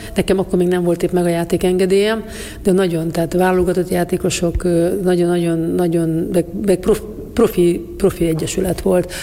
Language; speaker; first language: Hungarian; native; Hungarian